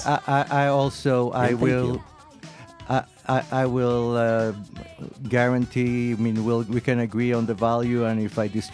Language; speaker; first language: English; non-native, fluent; Hebrew